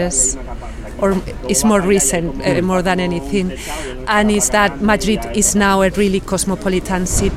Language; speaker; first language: English; non-native, fluent; Spanish